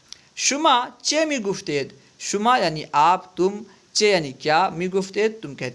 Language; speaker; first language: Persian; non-native, fluent; Urdu